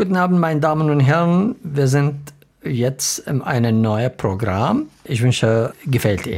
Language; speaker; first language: German; non-native, learner; Arabic